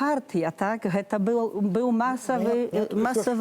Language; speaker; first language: Polish; non-native, learner; Belarusian